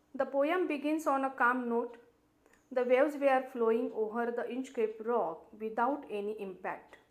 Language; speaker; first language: English; non-native, local second language; Marathi